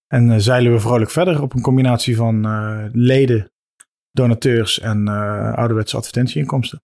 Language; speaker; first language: Dutch; native; Dutch